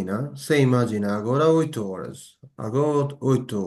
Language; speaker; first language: Portuguese; non-native, fluent; Bangla